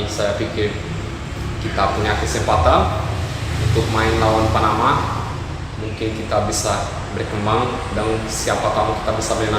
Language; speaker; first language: Indonesian; non-native, fluent; Portuguese